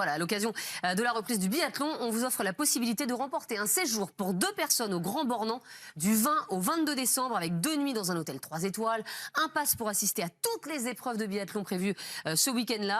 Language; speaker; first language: French; native; French